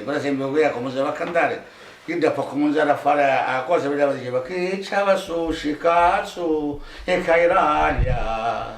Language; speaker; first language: Italian; non-native, local second language; Sicilian